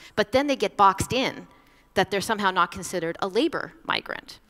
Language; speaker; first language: English; native; English